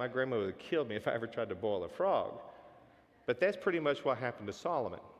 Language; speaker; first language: English; native; English